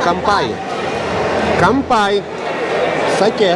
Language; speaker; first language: Russian; non-native, local second language; Lithuanian